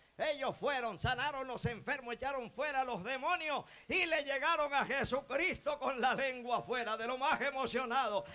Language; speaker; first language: Spanish; native; Spanish